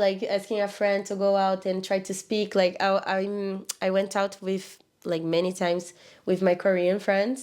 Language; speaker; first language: English; non-native, learner; Portuguese